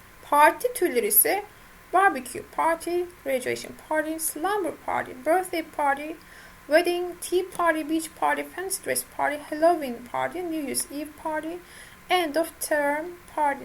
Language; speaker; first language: English; non-native, fluent; Turkish